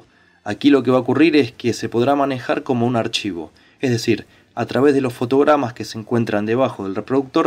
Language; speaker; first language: Spanish; native; Spanish